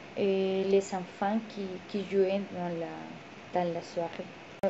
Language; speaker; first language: French; non-native, learner; Spanish